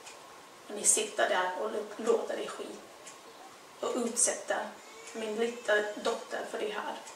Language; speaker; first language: Swedish; non-native, fluent; English